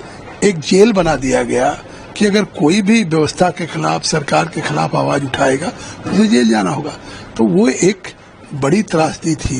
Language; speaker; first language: Hindi; native; Hindi